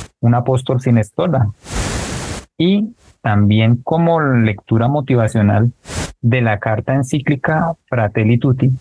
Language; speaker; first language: Spanish; native; Spanish